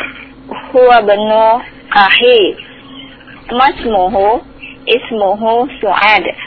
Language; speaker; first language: Arabic; non-native, learner; Indonesian